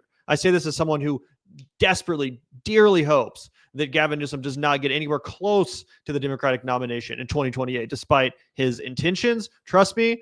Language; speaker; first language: English; native; English